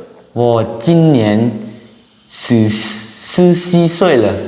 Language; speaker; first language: Chinese; non-native, learner; Lao